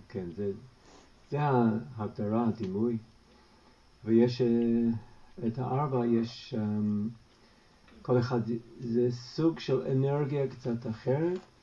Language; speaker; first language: Hebrew; non-native, fluent; English